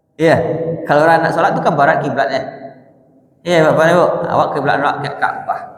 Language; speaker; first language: Malay; non-native, local second language; Minangkabau